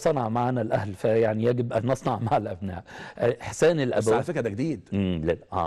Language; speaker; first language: Arabic; native; Arabic